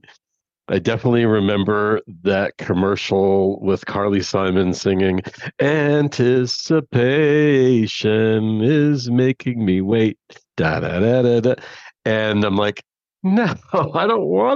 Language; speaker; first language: English; native; English